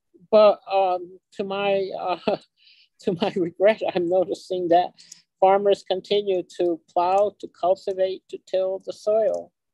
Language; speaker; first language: English; early bilingual, other home language; Ukrainian